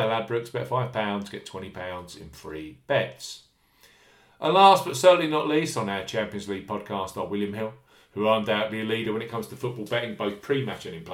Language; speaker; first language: English; native; English